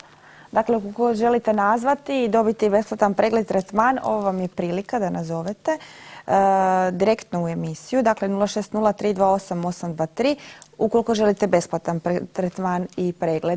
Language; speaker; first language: Croatian; native; Croatian